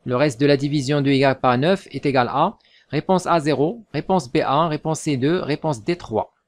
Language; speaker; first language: French; non-native, local second language; Arabic